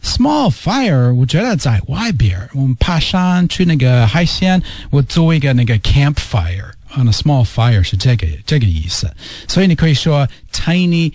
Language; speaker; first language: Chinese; non-native, fluent; English